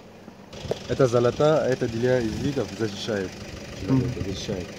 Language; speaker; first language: Russian; non-native, learner; Kurdish